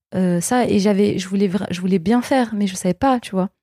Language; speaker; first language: French; native; French